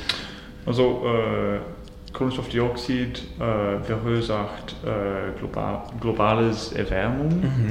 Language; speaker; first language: German; non-native, learner; English